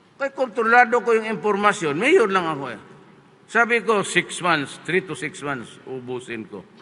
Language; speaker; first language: Filipino; non-native, local second language; Cebuano